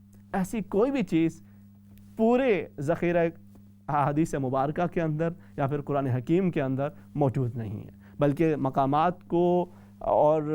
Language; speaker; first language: Urdu; native; Urdu